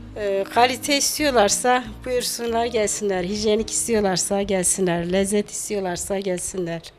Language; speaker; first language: Turkish; native; Turkish